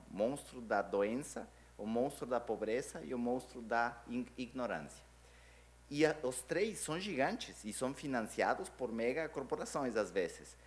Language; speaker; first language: Portuguese; non-native, fluent; Spanish